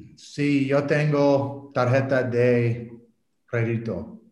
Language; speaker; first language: Spanish; non-native, learner; English